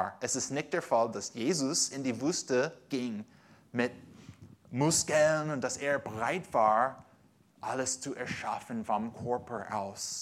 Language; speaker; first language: German; non-native, fluent; English